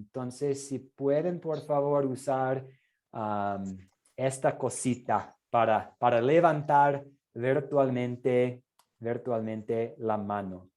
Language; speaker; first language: Spanish; non-native, fluent; English